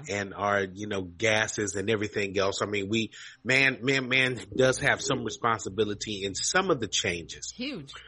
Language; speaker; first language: English; native; English